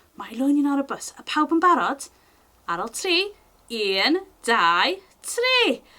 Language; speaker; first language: Welsh; non-native, local second language; English